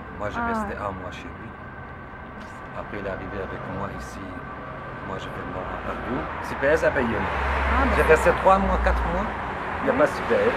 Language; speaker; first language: French; non-native, learner; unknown